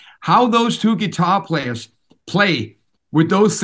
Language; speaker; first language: English; non-native, fluent; Danish